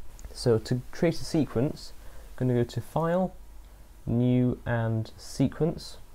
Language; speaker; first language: English; native; English